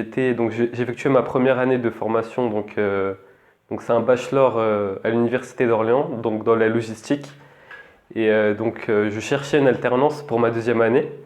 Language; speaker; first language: French; native; French